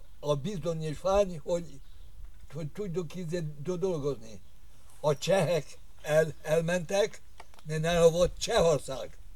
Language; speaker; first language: Hungarian; non-native, local second language; Rusyn